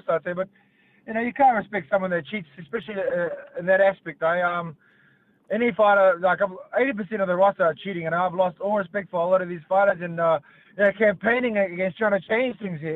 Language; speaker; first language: English; native; English